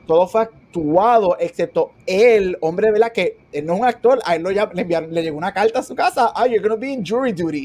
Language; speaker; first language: Spanish; native; Spanish